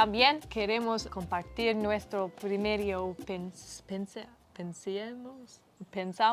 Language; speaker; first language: Spanish; non-native, learner; English